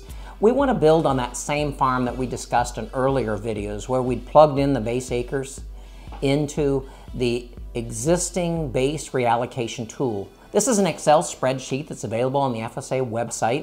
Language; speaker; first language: English; native; English